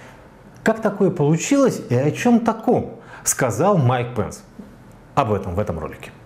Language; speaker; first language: Russian; native; Russian